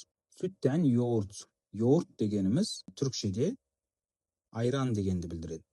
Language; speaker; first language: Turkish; non-native, fluent; Kazakh